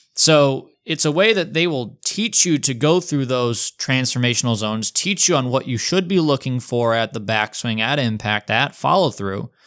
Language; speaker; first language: English; native; English